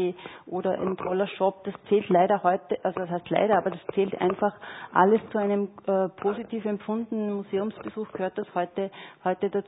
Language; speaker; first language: German; native; German